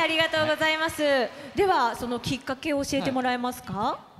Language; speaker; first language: Japanese; native; Japanese